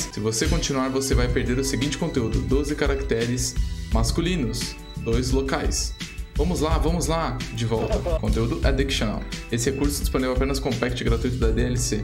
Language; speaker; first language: Portuguese; native; Portuguese